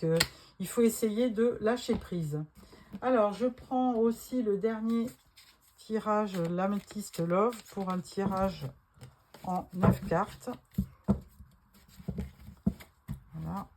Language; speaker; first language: French; native; French